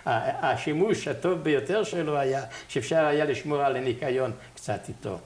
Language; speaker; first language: Hebrew; non-native, fluent; Yiddish